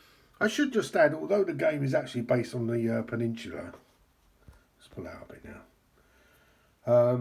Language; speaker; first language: English; native; English